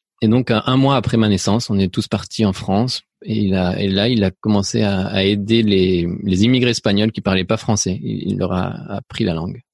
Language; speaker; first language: French; early bilingual, other home language; Spanish